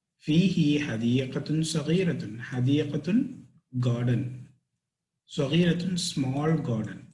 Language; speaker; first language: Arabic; non-native, fluent; Tamil